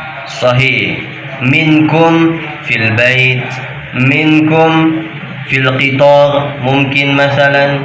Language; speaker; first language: Arabic; non-native, fluent; Indonesian